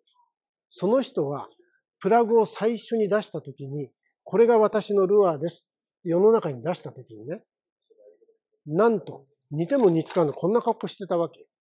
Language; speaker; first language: Japanese; native; Japanese